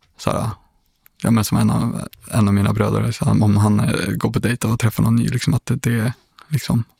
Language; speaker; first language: Swedish; native; Swedish